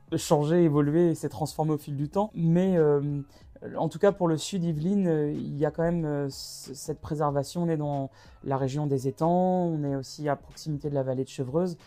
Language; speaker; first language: French; native; French